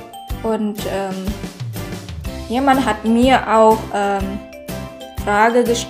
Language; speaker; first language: German; non-native, learner; Indonesian